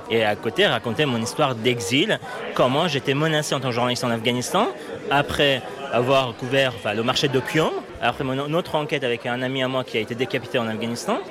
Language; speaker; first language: French; non-native, fluent; Persian